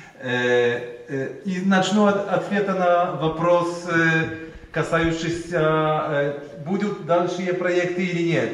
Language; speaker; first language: Russian; non-native, learner; Polish